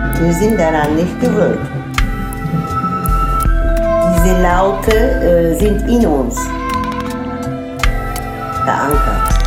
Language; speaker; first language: German; non-native, fluent; Turkish